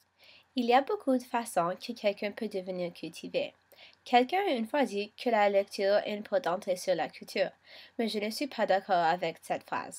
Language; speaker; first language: French; non-native, local second language; English